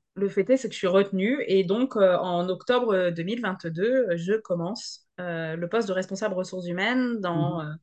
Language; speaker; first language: French; native; French